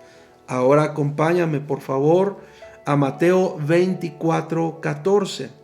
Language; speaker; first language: Spanish; native; Spanish